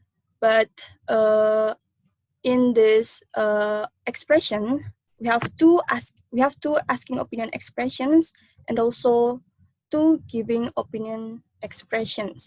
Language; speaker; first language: English; non-native, learner; Indonesian